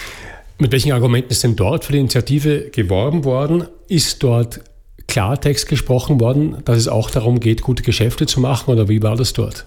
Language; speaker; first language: German; native; German